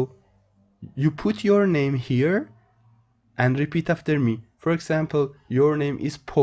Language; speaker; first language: English; non-native, fluent; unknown